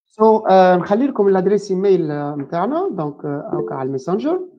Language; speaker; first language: French; non-native, local second language; Arabic